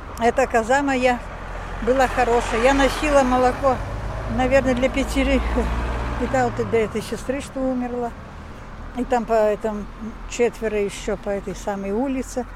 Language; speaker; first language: Russian; non-native, local second language; Polish